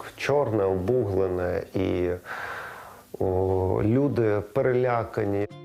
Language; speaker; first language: Ukrainian; native; Ukrainian